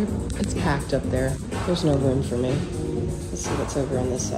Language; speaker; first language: English; native; English